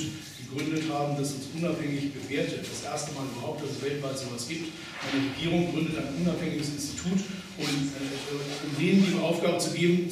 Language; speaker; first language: German; native; German